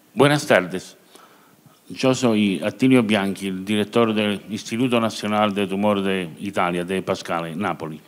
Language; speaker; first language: Spanish; non-native, learner; Italian